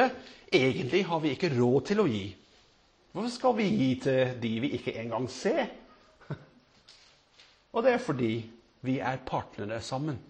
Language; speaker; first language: Norwegian; non-native, fluent; English